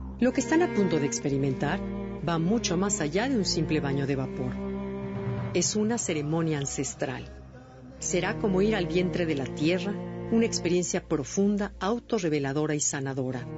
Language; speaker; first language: Spanish; native; Spanish